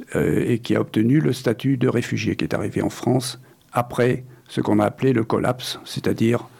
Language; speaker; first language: French; native; French